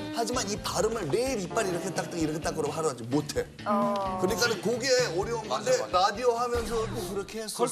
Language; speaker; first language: Korean; early bilingual, heritage; Korean